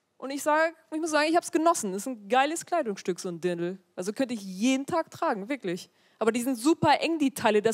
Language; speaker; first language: German; early bilingual, other home language; Turkish